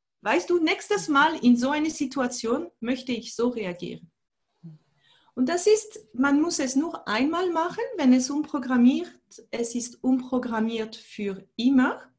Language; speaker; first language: German; non-native, fluent; French